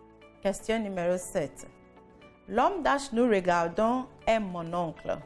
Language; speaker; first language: French; non-native, fluent; English